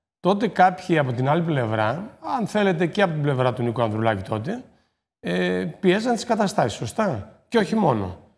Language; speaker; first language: Greek; native; Greek